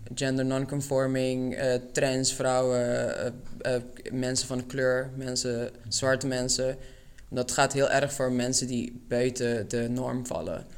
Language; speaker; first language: Dutch; non-native, local second language; Papiamento